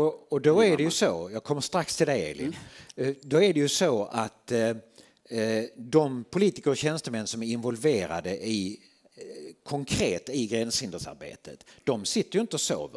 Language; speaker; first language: Swedish; native; Swedish